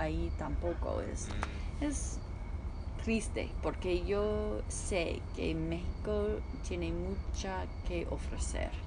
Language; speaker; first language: Spanish; non-native, fluent; English